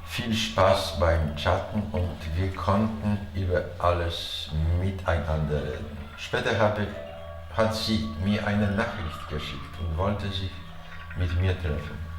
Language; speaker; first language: German; non-native, learner; Chinese